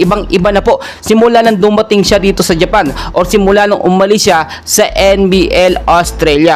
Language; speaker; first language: Filipino; native; Filipino